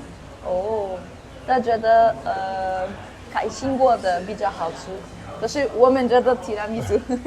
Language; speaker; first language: Chinese; non-native, learner; French